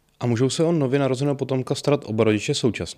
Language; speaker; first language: Czech; native; Czech